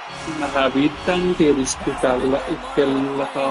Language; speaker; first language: Finnish; non-native, learner; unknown